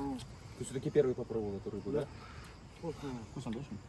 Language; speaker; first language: Russian; native; Russian